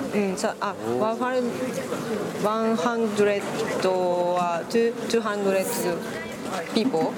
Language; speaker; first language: English; non-native, learner; Japanese